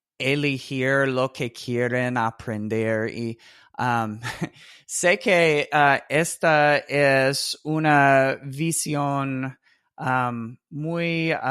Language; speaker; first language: Spanish; non-native, fluent; English